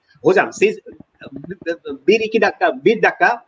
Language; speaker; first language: Turkish; non-native, learner; Bangla